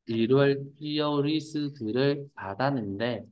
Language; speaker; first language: Korean; non-native, fluent; Vietnamese